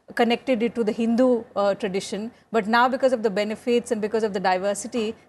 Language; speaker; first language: English; non-native, local second language; Hindi